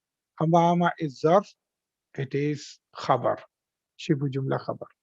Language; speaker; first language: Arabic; non-native, fluent; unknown